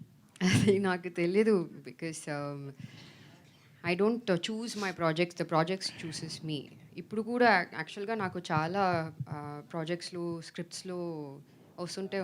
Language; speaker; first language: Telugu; non-native, fluent; Tamil